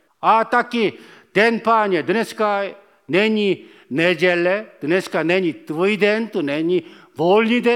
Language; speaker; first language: Czech; non-native, fluent; Korean